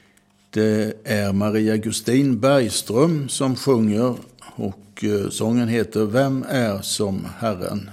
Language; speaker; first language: Swedish; native; Swedish